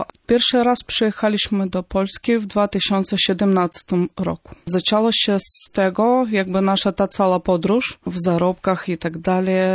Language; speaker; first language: Polish; non-native, fluent; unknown